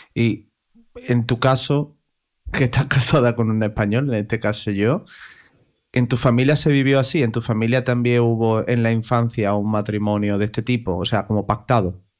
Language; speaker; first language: Spanish; native; Spanish